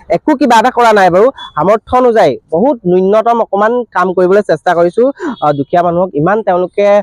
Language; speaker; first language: Assamese; native; Assamese